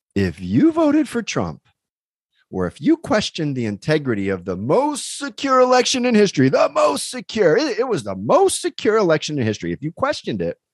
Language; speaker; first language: English; native; English